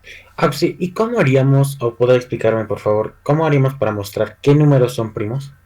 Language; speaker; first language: Spanish; native; Spanish